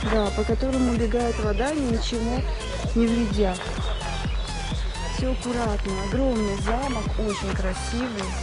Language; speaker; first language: Russian; native; Russian